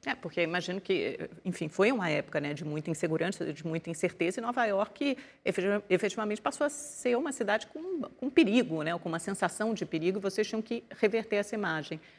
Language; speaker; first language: Portuguese; native; Portuguese